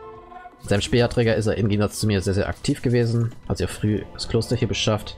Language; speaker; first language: German; native; German